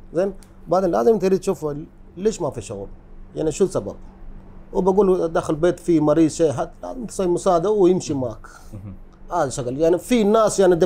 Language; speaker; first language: Arabic; non-native, learner; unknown